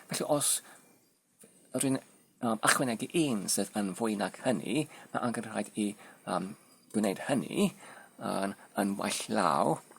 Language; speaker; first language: Welsh; non-native, learner; Polish